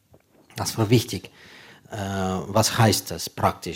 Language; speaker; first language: German; non-native, fluent; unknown